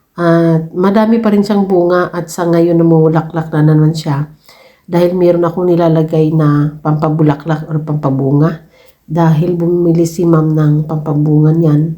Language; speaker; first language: Filipino; native; Filipino